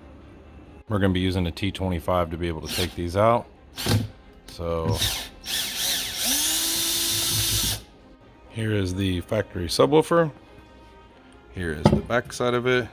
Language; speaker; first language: English; native; English